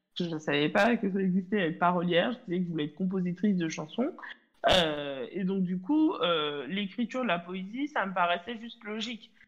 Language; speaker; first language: French; native; French